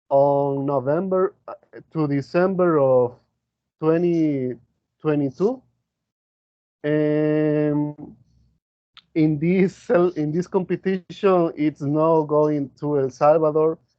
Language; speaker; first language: English; non-native, learner; Spanish